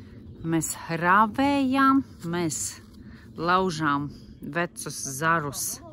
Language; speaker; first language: Latvian; non-native, local second language; Russian